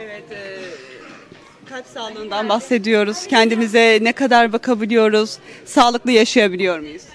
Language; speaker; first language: Turkish; native; Turkish